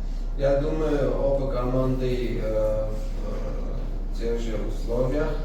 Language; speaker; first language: Russian; non-native, fluent; Armenian